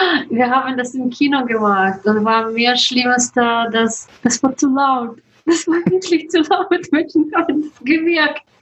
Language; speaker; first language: German; non-native, learner; Russian